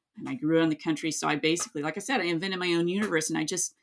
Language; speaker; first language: English; native; English